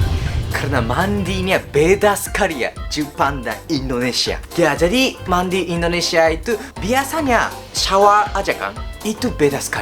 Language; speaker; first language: Indonesian; non-native, learner; Japanese